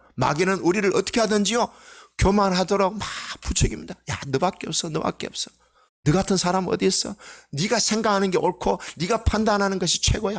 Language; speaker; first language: Korean; native; Korean